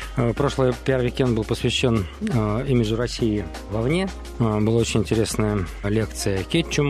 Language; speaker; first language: Russian; native; Russian